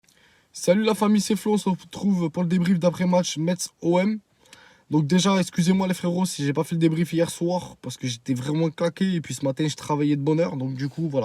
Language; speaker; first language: French; native; French